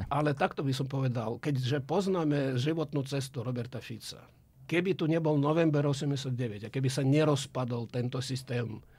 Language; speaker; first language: Slovak; non-native, fluent; Russian